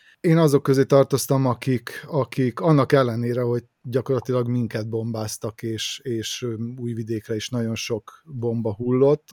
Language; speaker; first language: Hungarian; native; Hungarian